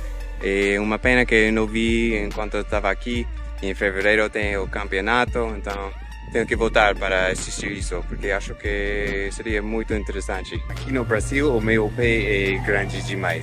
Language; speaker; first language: Portuguese; non-native, fluent; English